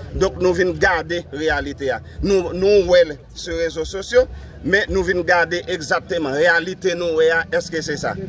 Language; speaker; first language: Haitian Creole; native; Haitian Creole